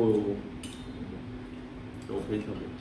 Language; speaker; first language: Korean; native; Korean